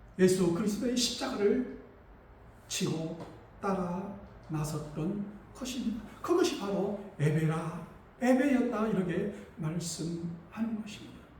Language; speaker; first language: Korean; native; Korean